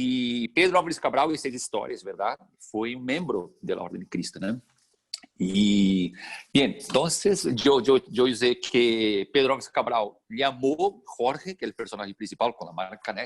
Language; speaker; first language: Spanish; non-native, fluent; Portuguese